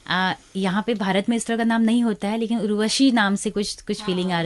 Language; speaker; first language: Hindi; native; Hindi